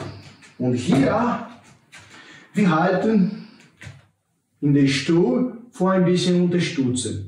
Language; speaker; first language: German; non-native, learner; Portuguese